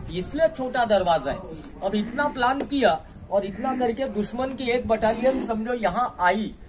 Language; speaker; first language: Hindi; non-native, local second language; Marathi